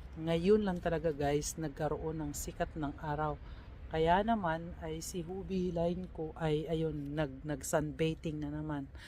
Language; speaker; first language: Filipino; native; Filipino